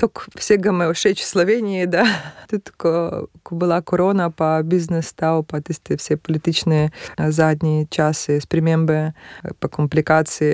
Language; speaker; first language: Slovenian; early bilingual, other home language; Spanish